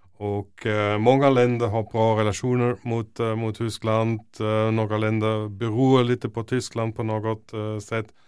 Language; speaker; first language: Norwegian; non-native, fluent; German